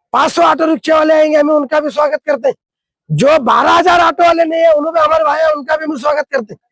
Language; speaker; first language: Hindi; non-native, local second language; Kannada